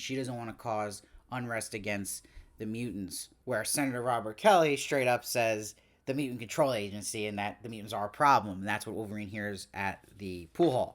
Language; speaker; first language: English; native; English